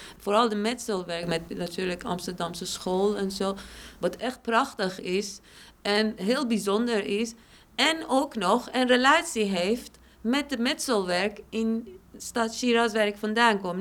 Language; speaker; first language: Dutch; non-native, fluent; Persian